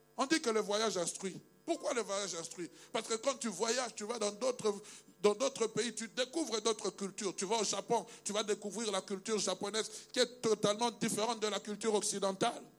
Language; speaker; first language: French; non-native, local second language; Luba-Lulua